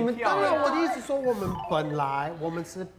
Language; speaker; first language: Chinese; non-native, fluent; English